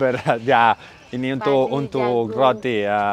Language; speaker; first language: Indonesian; non-native, learner; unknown